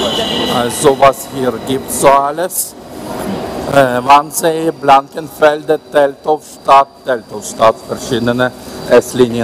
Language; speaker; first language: German; non-native, learner; Ukrainian